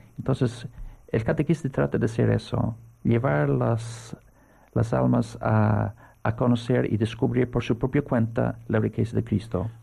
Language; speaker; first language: Spanish; non-native, fluent; English